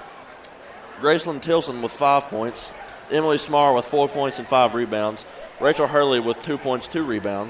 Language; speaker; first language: English; native; English